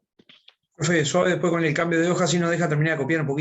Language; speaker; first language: Spanish; native; Spanish